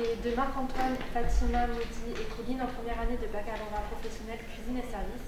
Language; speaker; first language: French; native; French